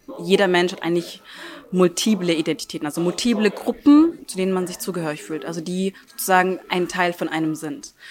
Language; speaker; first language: German; early bilingual, other home language; Turkish